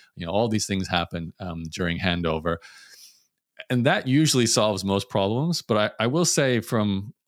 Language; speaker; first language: English; native; English